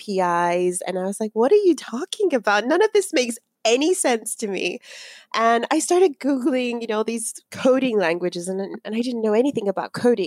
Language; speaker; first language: English; non-native, local second language; Yoruba